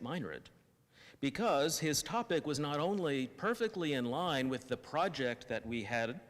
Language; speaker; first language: English; native; English